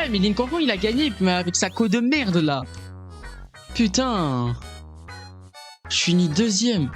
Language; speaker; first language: French; native; French